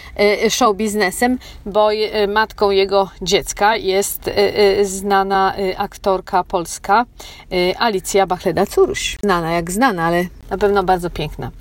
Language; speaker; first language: Polish; native; Polish